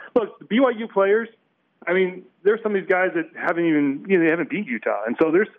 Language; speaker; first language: English; native; English